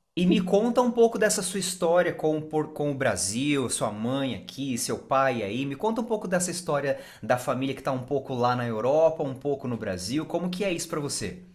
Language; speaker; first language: Portuguese; native; Portuguese